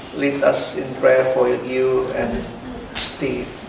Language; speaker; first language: English; non-native, fluent; Indonesian